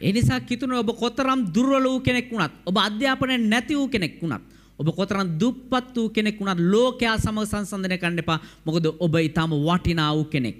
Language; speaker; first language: Sinhala; native; Sinhala